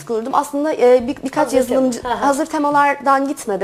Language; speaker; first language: Turkish; native; Turkish